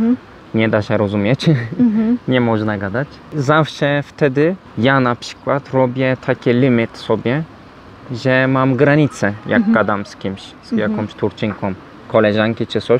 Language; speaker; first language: Polish; non-native, learner; Turkish